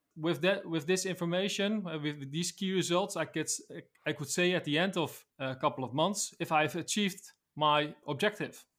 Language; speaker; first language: English; non-native, fluent; Dutch